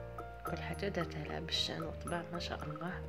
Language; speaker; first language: Arabic; native; Arabic